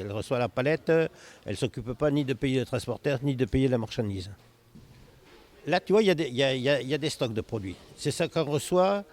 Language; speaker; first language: French; native; French